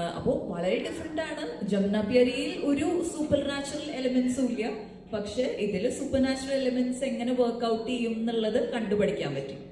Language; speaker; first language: Malayalam; native; Malayalam